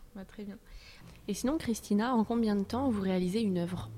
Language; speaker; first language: French; native; French